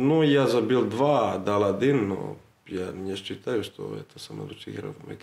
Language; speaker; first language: Russian; non-native, learner; Serbian